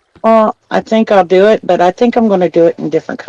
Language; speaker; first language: English; native; English